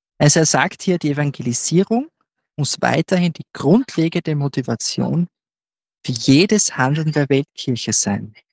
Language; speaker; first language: German; native; German